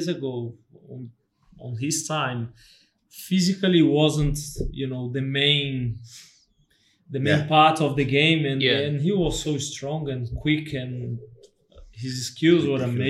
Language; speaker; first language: English; non-native, fluent; Portuguese